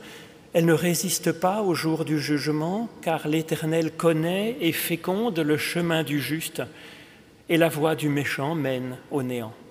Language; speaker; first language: French; native; French